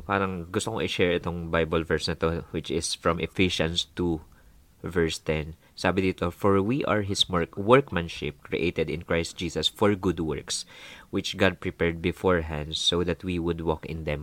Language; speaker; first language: English; non-native, local second language; Filipino